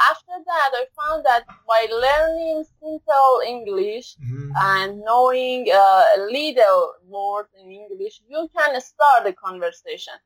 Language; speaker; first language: English; non-native, learner; Persian